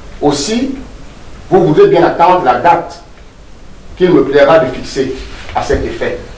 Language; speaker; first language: French; non-native, local second language; Duala